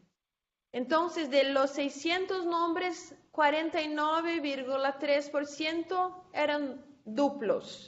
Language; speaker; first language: Spanish; non-native, fluent; Portuguese